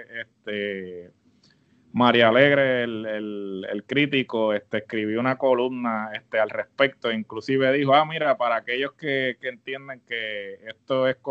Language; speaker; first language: Spanish; native; Spanish